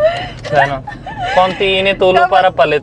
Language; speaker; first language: Filipino; non-native, learner; Punjabi